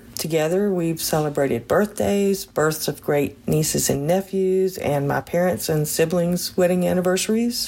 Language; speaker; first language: English; native; English